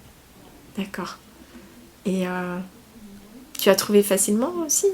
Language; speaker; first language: French; native; French